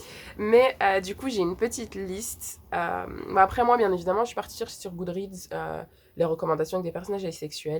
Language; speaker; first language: French; native; French